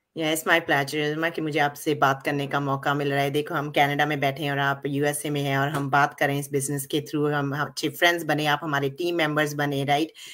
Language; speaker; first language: Hindi; non-native, local second language; Punjabi